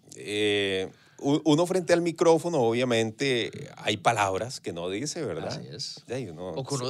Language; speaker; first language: Spanish; native; Spanish